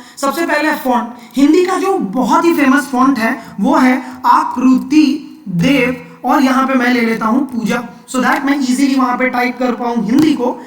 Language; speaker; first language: Hindi; non-native, local second language; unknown